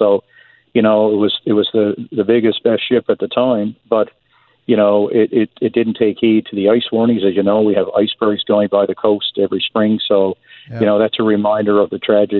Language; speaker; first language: English; native; English